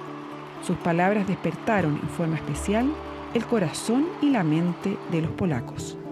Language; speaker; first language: Spanish; native; Spanish